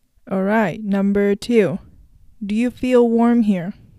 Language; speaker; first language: English; non-native, fluent; Japanese